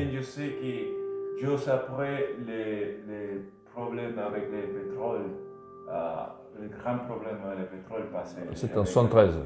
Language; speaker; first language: French; non-native, learner; Spanish